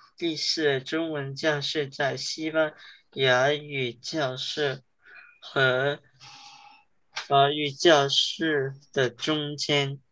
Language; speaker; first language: Chinese; early bilingual, heritage; Chinese